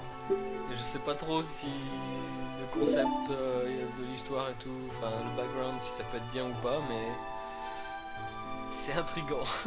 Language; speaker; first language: French; native; French